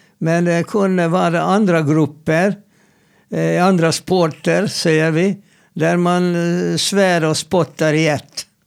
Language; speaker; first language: Swedish; non-native, fluent; Hungarian